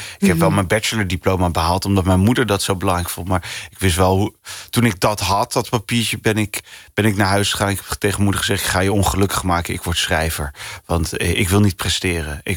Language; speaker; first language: Dutch; early bilingual, other home language; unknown